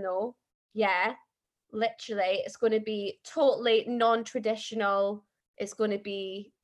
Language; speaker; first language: English; native; English